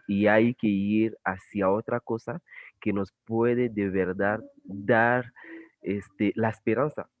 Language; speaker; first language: Spanish; non-native, fluent; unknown